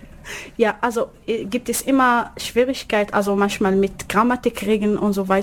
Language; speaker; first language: German; non-native, learner; Arabic